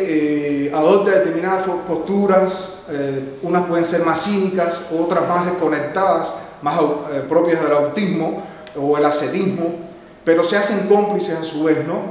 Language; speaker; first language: Spanish; native; Spanish